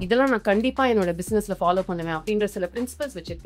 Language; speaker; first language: Tamil; native; Tamil